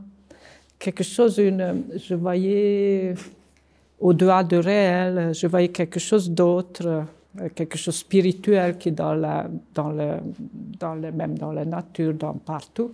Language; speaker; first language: French; non-native, fluent; Hungarian